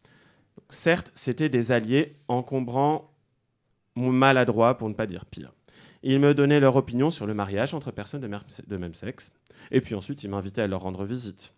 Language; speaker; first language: French; native; French